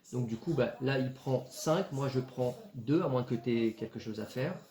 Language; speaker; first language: French; native; French